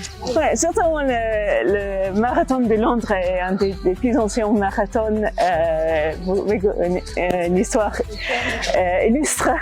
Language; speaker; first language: French; non-native, fluent; English